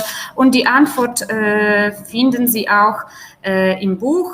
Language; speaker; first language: German; non-native, fluent; Polish